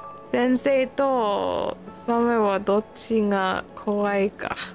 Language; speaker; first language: Japanese; non-native, learner; English